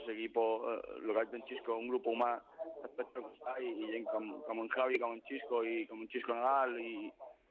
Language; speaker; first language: Catalan; native; Catalan